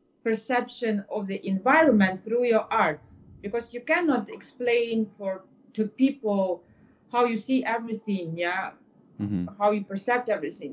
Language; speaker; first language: English; non-native, fluent; Ukrainian